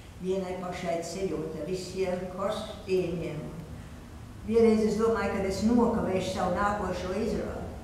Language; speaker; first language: Latvian; native; Latvian